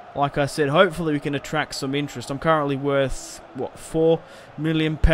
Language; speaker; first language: English; native; English